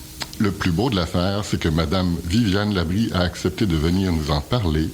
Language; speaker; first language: French; native; French